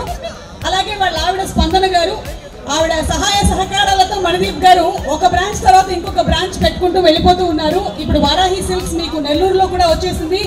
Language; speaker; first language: Telugu; native; Telugu